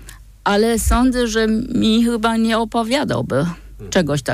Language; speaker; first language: Polish; non-native, fluent; German